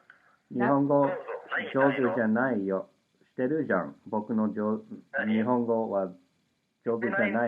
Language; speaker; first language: Japanese; non-native, learner; English